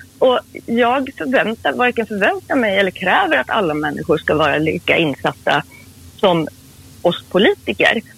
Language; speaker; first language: Swedish; early bilingual, other home language; Persian